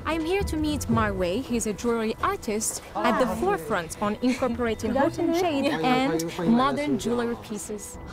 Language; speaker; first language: English; non-native, fluent; Arabic